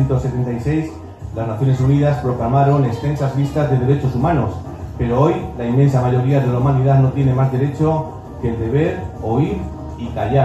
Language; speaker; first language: Spanish; native; Spanish